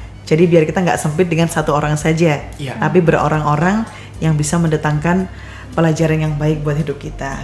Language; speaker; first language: Indonesian; native; Indonesian